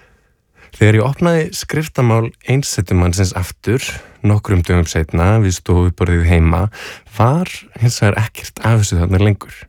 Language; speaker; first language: Icelandic; native; Icelandic